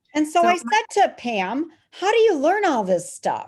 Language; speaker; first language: English; native; English